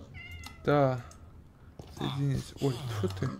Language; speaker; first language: Russian; native; Russian